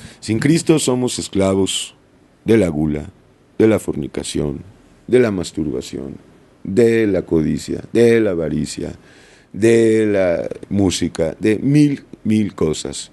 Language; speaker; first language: Spanish; native; Spanish